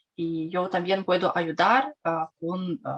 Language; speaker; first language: Spanish; non-native, learner; Russian